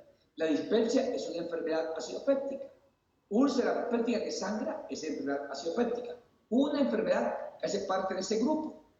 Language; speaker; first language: Spanish; native; Spanish